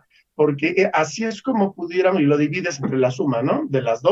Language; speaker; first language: Spanish; native; Spanish